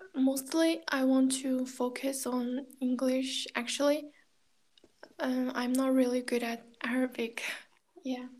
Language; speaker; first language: English; non-native, learner; Kazakh